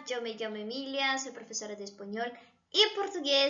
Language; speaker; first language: Spanish; non-native, fluent; Portuguese